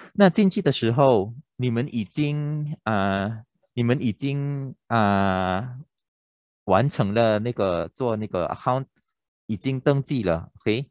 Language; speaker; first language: Chinese; non-native, local second language; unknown